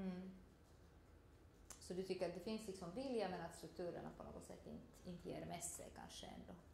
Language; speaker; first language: Swedish; native; Swedish